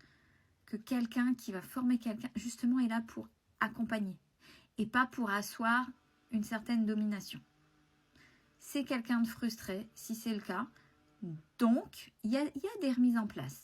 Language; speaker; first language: French; native; French